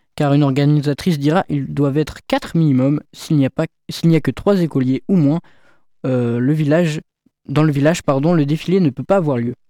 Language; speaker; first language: French; native; French